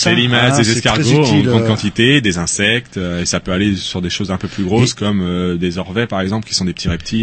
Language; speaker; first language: French; native; French